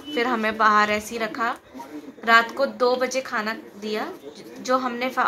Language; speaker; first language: Hindi; native; Hindi